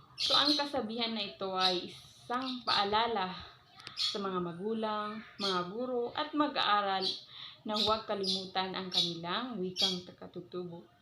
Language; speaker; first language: Filipino; non-native, local second language; Maranao